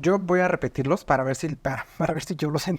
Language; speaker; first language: Spanish; native; Spanish